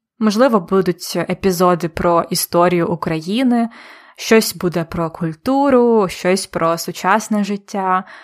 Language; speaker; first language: Ukrainian; native; Ukrainian